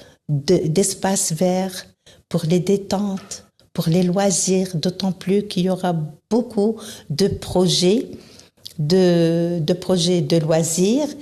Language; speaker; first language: French; non-native, local second language; Arabic